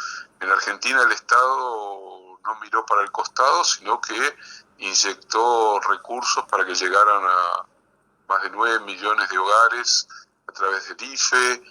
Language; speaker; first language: Spanish; native; Spanish